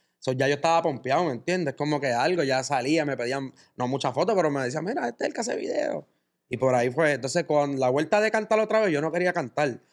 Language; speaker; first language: Spanish; native; Spanish